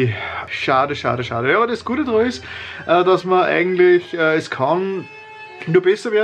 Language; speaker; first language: German; native; German